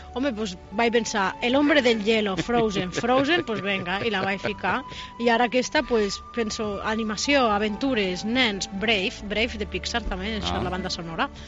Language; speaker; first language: Catalan; native; Catalan